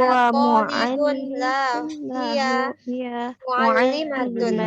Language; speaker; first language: Arabic; non-native, learner; Indonesian